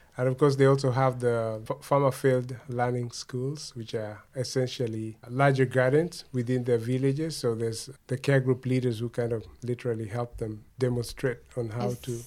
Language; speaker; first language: English; non-native, local second language; Luo (Kenya and Tanzania)